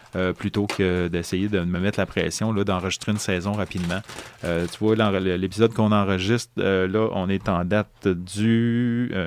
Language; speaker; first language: French; native; French